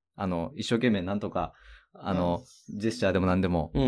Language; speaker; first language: Japanese; native; Japanese